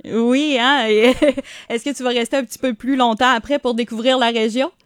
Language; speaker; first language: French; native; French